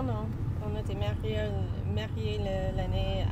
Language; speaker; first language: French; non-native, learner; English